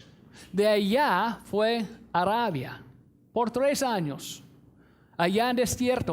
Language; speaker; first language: Spanish; non-native, fluent; English